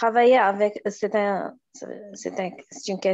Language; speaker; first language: French; non-native, learner; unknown